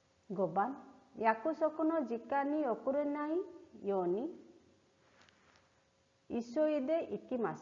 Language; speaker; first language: Japanese; non-native, fluent; Hindi